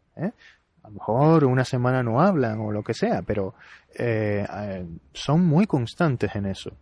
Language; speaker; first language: Spanish; native; Spanish